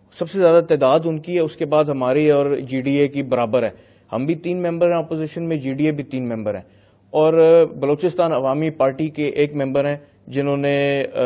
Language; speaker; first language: Urdu; non-native, local second language; Punjabi